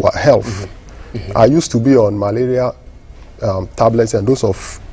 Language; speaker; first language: English; non-native, local second language; Ewe